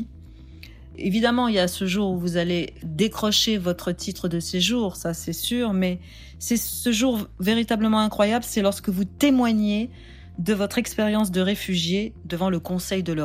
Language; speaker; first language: French; native; French